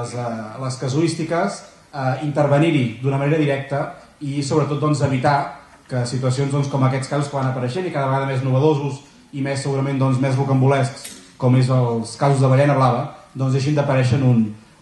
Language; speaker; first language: Catalan; native; Catalan